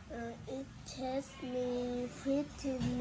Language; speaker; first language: English; non-native, learner; Vietnamese